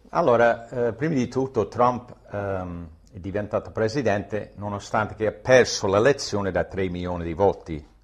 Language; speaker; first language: Italian; non-native, fluent; English